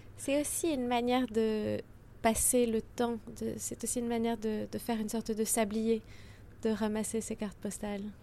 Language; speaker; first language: French; native; French